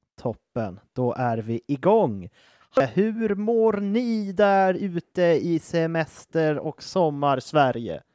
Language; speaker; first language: Swedish; native; Swedish